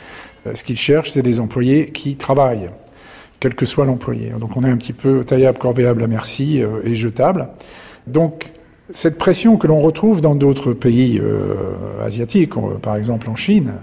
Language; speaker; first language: French; native; French